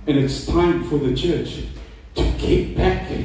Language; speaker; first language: English; non-native, local second language; Afrikaans